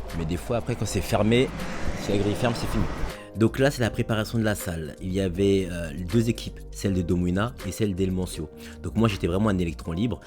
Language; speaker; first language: French; native; French